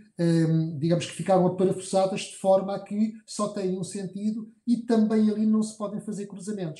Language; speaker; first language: Portuguese; native; Portuguese